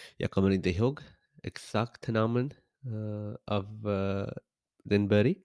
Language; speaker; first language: Swedish; non-native, learner; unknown